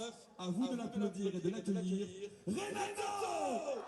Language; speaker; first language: French; native; French